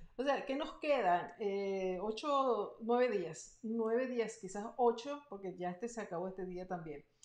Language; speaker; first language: Spanish; native; Spanish